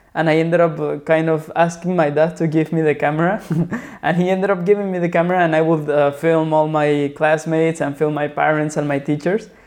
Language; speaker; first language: English; non-native, fluent; Spanish